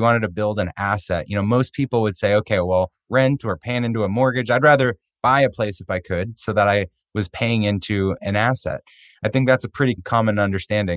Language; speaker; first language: English; native; English